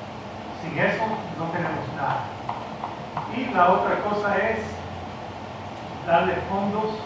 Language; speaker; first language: Spanish; early bilingual, heritage; Spanish